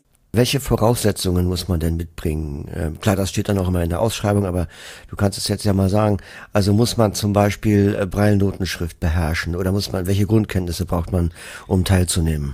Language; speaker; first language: German; native; German